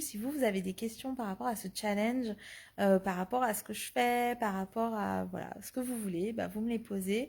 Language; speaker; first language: French; native; French